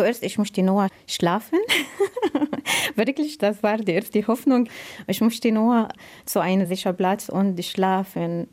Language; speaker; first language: German; non-native, learner; Arabic